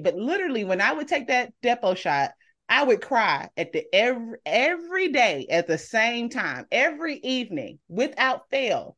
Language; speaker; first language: English; native; English